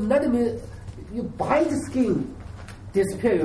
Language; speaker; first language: English; non-native, learner; Chinese